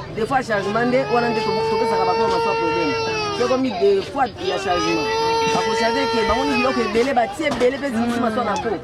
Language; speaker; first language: Lingala; native; Lingala